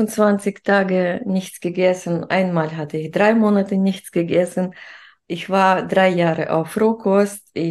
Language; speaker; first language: German; non-native, fluent; Russian